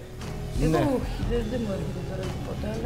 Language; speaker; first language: Greek; non-native, fluent; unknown